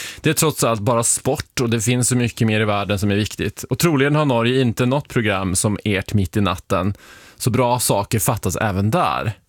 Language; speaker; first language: Swedish; native; Swedish